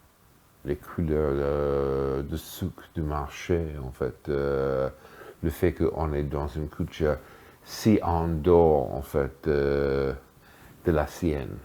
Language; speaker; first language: French; non-native, fluent; English